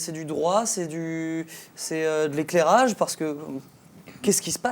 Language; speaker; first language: French; native; French